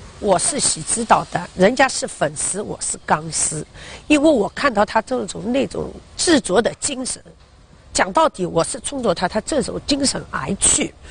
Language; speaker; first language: Chinese; native; Chinese